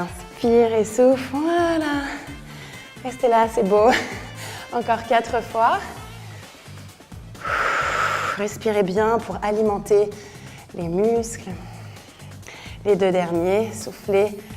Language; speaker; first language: French; native; French